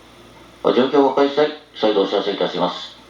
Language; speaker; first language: Japanese; native; Japanese